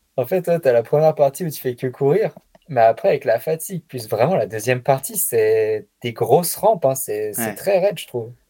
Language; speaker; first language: French; native; French